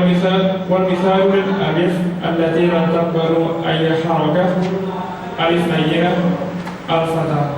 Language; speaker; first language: Arabic; non-native, learner; Indonesian